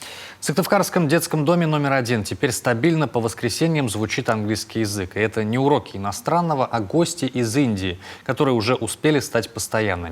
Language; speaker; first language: Russian; native; Russian